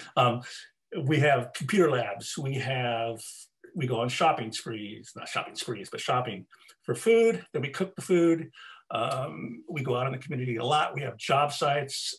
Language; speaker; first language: English; native; English